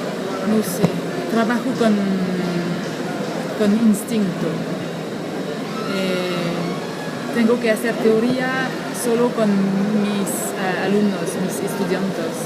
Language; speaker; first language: Spanish; non-native, learner; French